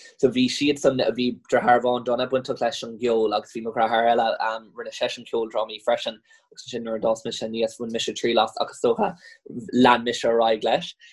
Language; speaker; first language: Irish; non-native, local second language; English